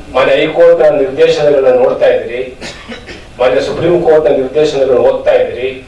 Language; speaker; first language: Kannada; native; Kannada